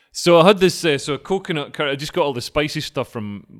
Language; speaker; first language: English; native; English